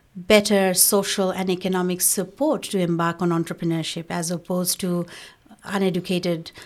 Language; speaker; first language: English; non-native, local second language; Bangla